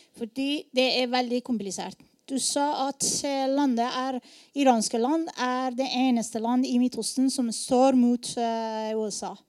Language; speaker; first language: Norwegian; non-native, learner; Persian